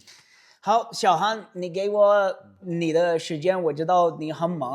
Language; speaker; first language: Chinese; non-native, learner; English